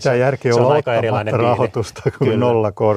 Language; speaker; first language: Finnish; native; Finnish